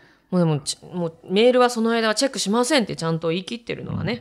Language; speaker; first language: Japanese; native; Japanese